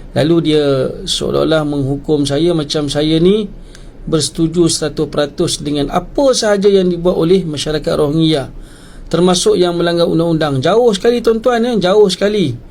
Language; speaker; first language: Malay; native; Malay